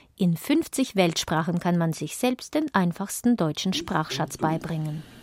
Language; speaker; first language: German; native; German